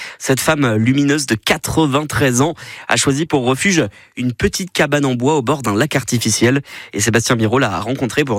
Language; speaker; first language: French; native; French